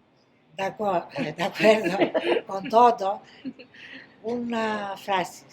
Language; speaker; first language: Spanish; non-native, fluent; Greek